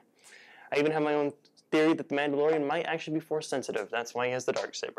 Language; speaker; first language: English; native; English